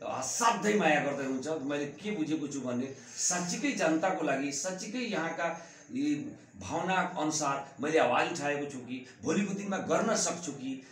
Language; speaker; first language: Nepali; non-native, local second language; Bhojpuri